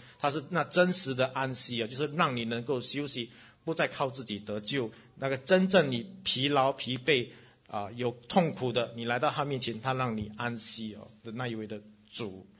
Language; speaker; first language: Chinese; native; Chinese